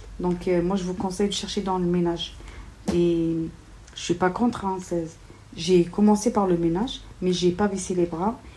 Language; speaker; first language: French; non-native, local second language; Kabyle